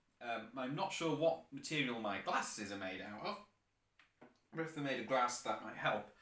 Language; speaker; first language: English; native; English